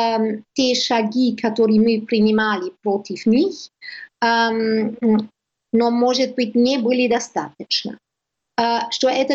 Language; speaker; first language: Russian; non-native, learner; German